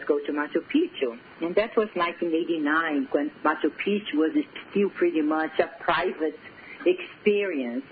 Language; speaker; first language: English; non-native, fluent; Portuguese